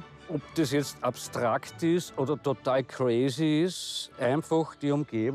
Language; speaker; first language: German; native; German